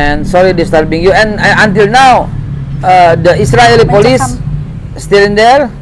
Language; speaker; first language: English; non-native, learner; Indonesian